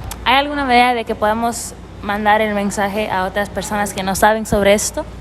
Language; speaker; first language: Spanish; early bilingual, heritage; Spanish